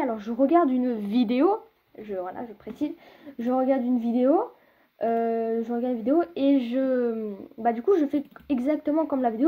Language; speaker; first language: French; native; French